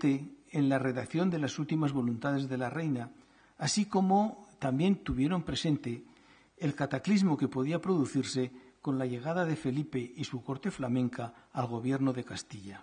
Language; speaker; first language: Spanish; native; Spanish